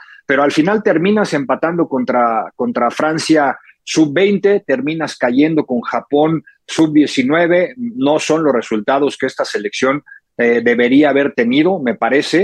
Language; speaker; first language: Spanish; native; Spanish